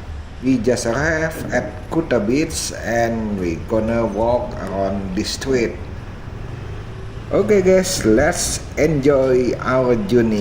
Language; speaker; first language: English; non-native, fluent; Indonesian